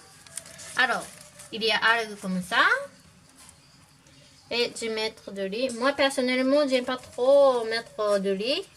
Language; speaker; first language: French; non-native, learner; Japanese